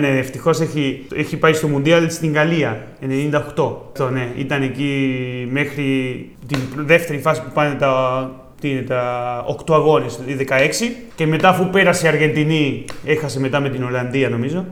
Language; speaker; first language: Greek; non-native, fluent; Spanish